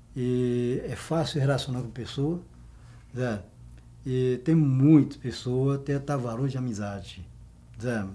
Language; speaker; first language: Portuguese; non-native, fluent; Chinese